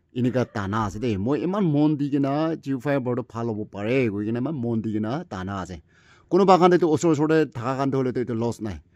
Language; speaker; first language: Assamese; non-native, local second language; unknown